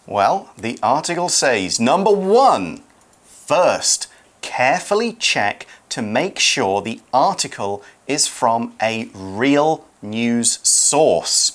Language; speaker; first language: English; native; English